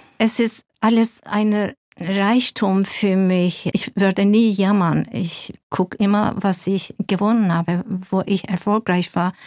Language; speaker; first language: German; non-native, fluent; Zaza